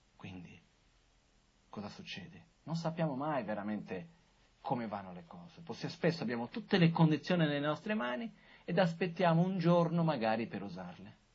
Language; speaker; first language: Italian; non-native, fluent; Portuguese